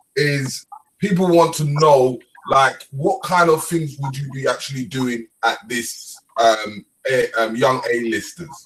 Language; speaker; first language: English; native; English